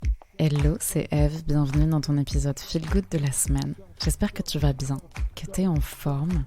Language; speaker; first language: French; native; French